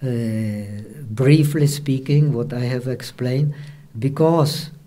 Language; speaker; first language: English; non-native, fluent; Czech